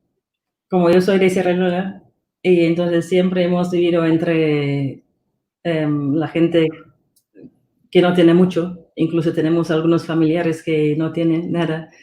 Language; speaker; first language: Spanish; non-native, fluent; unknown